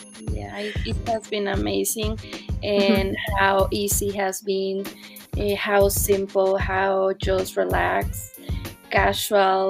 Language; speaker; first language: English; non-native, fluent; Spanish